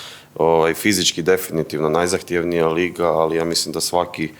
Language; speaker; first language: Bosnian; native; Bosnian